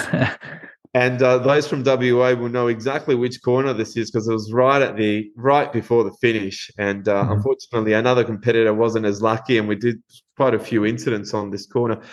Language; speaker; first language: English; non-native, fluent; Spanish